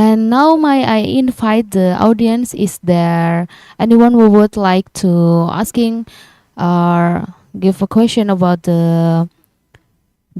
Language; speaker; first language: English; non-native, learner; Indonesian